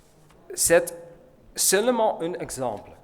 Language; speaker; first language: French; non-native, learner; Dutch